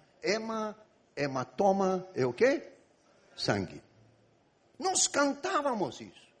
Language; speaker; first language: Portuguese; non-native, fluent; Greek